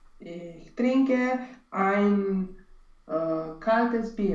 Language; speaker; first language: German; non-native, learner; Romanian